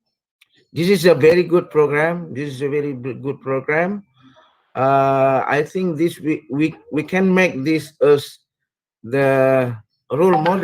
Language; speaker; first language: English; non-native, fluent; Indonesian